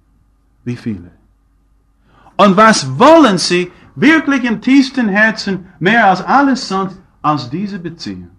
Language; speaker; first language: German; non-native, fluent; English